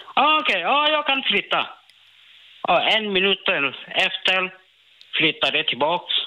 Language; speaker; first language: Swedish; non-native, learner; Burmese